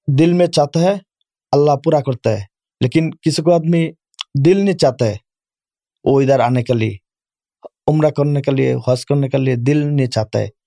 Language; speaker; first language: Urdu; non-native, learner; Bangla